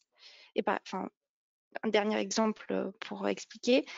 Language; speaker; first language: French; native; French